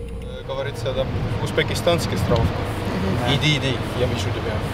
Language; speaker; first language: Russian; non-native, local second language; Estonian